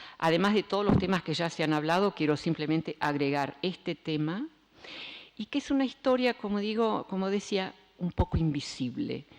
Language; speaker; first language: Spanish; early bilingual, other home language; Dutch